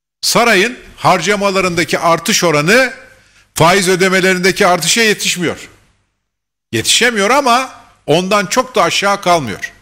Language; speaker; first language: Turkish; native; Turkish